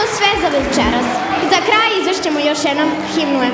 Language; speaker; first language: Serbian; native; Serbian